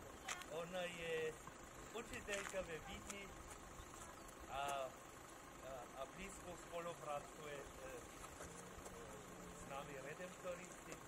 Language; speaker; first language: Czech; non-native, fluent; German